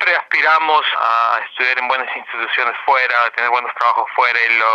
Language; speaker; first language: Spanish; native; Spanish